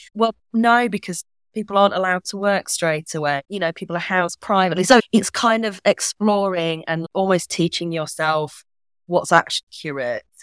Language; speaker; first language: English; native; English